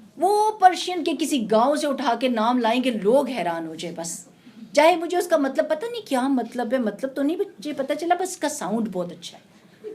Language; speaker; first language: Urdu; native; Urdu